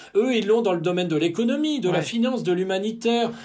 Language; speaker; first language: French; native; French